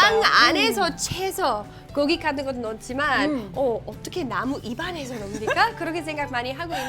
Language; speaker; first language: Korean; non-native, fluent; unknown